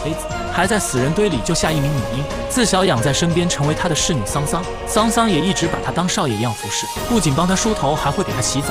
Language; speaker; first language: Chinese; native; Chinese